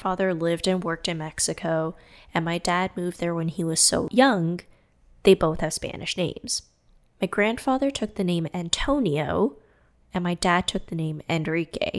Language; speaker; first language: English; non-native, fluent; Cantonese